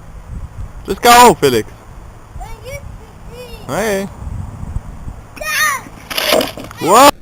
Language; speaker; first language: French; native; French